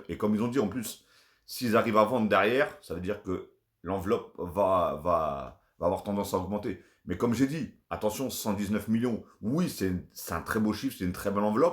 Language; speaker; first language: French; native; French